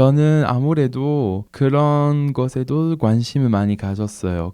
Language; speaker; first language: Korean; non-native, fluent; French